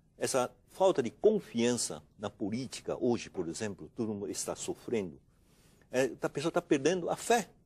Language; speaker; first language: Portuguese; non-native, fluent; Chinese